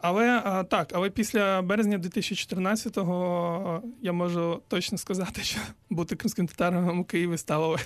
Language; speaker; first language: Ukrainian; non-native, local second language; Crimean Tatar